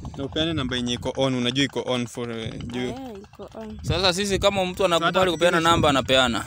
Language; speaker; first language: Swahili; native; Swahili